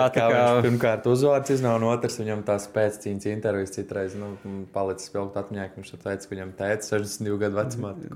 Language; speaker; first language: Latvian; native; Latvian